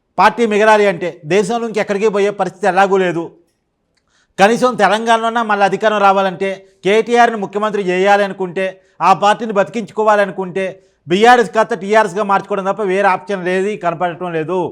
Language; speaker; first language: Telugu; native; Telugu